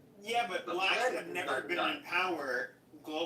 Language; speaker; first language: English; native; English